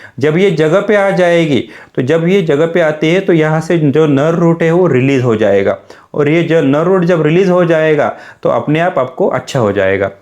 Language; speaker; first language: Hindi; non-native, local second language; Marathi